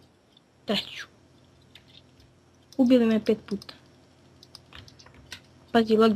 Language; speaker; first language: Bosnian; native; Bosnian